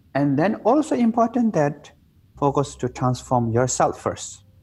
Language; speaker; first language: English; non-native, local second language; Tibetan